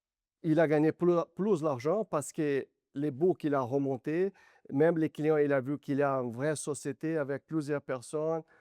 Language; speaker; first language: French; non-native, learner; Portuguese